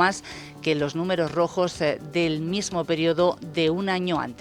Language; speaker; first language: Spanish; native; Spanish